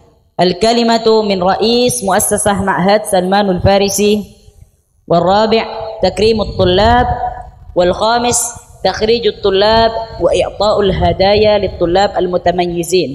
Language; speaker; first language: Arabic; non-native, fluent; Indonesian